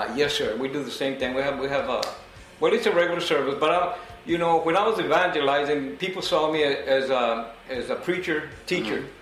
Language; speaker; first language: English; early bilingual, other home language; Spanish